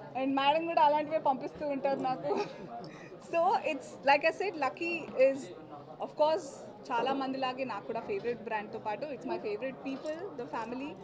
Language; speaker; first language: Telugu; native; Telugu